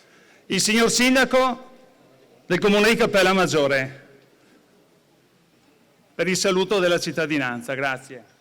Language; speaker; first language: Italian; native; Italian